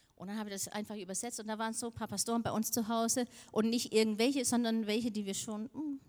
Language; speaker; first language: German; non-native, fluent; Danish